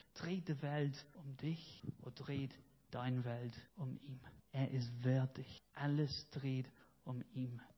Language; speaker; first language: German; non-native, fluent; English